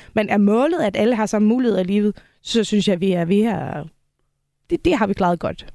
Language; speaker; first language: Danish; non-native, local second language; Faroese